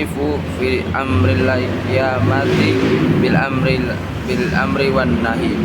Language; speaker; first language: Arabic; non-native, learner; Indonesian